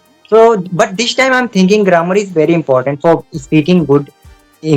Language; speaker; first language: English; non-native, local second language; Hindi